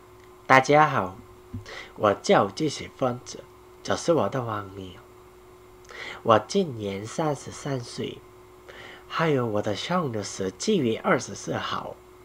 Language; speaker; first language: Chinese; non-native, learner; Korean